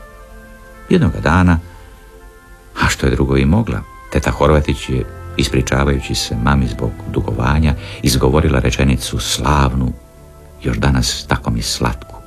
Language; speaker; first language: Serbian; native; Serbian